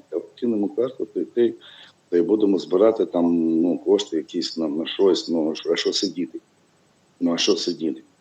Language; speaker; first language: Ukrainian; non-native, local second language; Russian